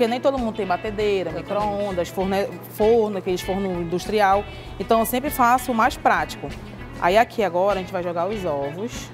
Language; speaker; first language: Portuguese; native; Portuguese